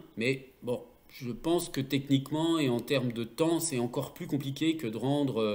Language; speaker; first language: French; native; French